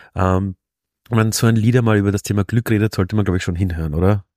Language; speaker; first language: German; native; German